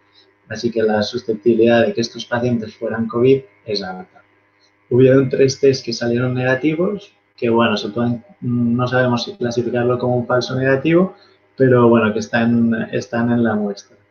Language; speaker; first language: Spanish; native; Spanish